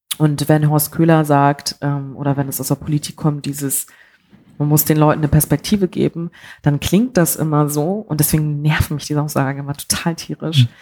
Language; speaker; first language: German; early bilingual, other home language; Bambara